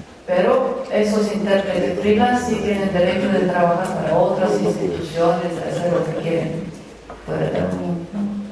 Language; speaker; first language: Spanish; non-native, fluent; Romanian